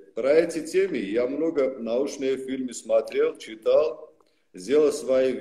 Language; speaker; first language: Russian; non-native, local second language; Armenian